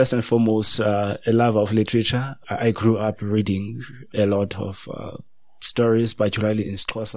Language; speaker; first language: English; non-native, local second language; Xhosa